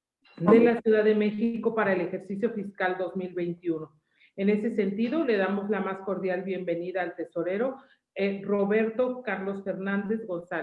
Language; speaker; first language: Spanish; native; Spanish